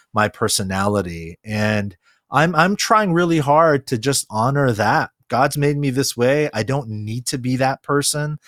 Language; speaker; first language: English; early bilingual, other home language; Korean